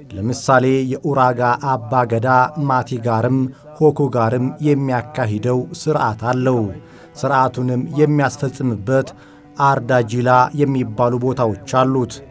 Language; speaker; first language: Amharic; non-native, local second language; Oromo